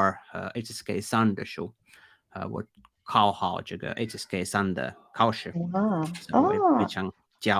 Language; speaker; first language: Chinese; non-native, learner; Finnish